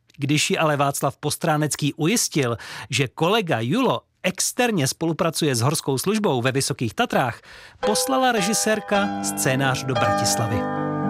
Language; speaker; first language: Czech; native; Czech